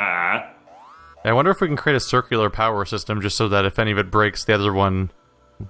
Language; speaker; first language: English; native; English